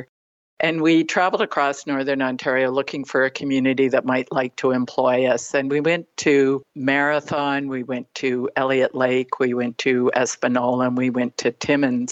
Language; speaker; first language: English; native; English